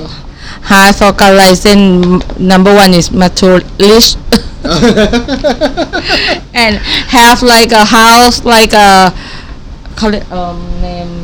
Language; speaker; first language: English; non-native, learner; Thai